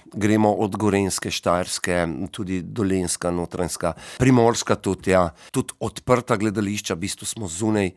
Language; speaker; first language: Slovenian; native; Slovenian